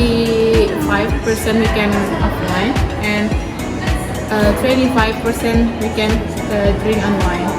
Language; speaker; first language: English; non-native, learner; Indonesian